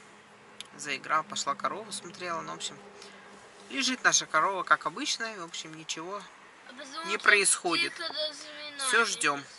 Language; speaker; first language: Russian; native; Russian